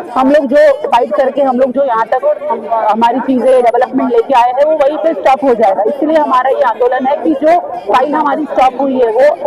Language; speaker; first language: Hindi; non-native, local second language; Marathi